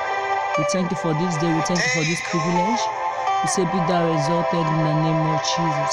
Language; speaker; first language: English; non-native, local second language; Igbo